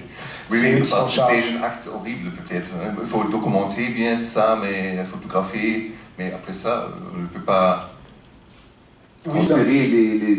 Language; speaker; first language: French; non-native, fluent; German